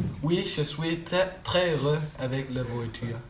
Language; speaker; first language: French; non-native, learner; Danish